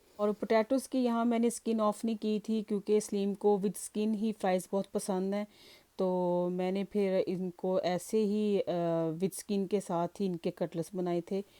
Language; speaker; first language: Urdu; native; Urdu